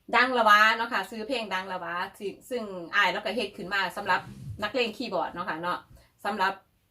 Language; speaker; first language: Thai; native; Thai